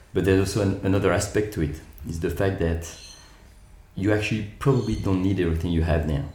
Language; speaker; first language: English; non-native, fluent; French